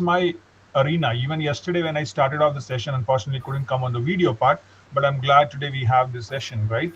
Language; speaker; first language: English; non-native, local second language; Tamil